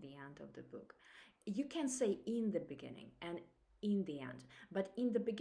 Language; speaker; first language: English; non-native, fluent; Russian